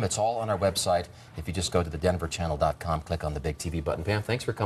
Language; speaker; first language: English; native; English